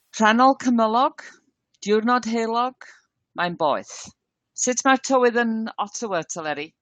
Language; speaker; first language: Welsh; non-native, learner; English